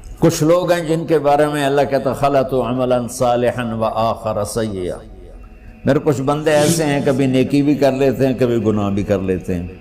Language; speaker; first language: Urdu; non-native, local second language; Punjabi